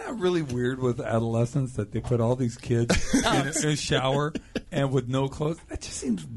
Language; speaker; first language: English; native; English